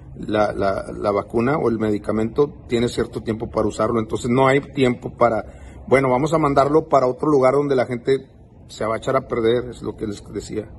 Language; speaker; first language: Spanish; early bilingual, heritage; Spanish